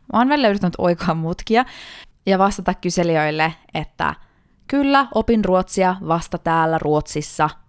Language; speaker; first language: Finnish; early bilingual, heritage; Finnish